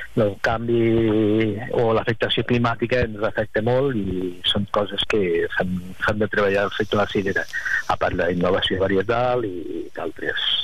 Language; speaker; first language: Catalan; native; Catalan